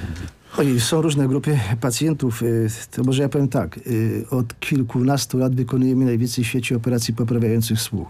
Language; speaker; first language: Polish; native; Polish